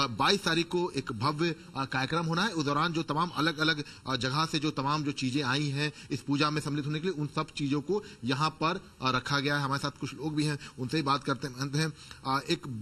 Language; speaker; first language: Hindi; native; Hindi